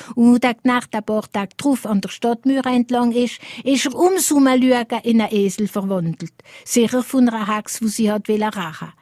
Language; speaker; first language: German; non-native, local second language; Swiss German